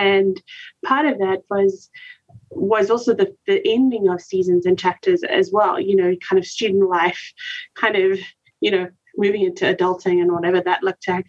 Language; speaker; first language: English; native; English